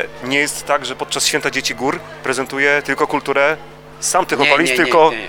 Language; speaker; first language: Polish; native; Polish